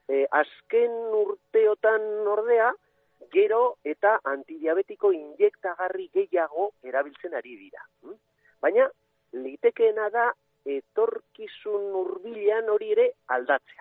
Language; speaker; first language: Basque; native; Basque